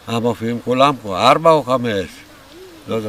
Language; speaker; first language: Hebrew; non-native, fluent; Romanian